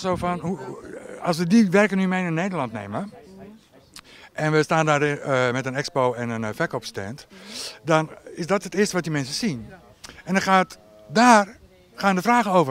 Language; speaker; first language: Dutch; native; Dutch